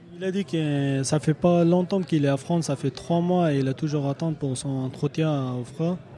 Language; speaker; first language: French; non-native, learner; Persian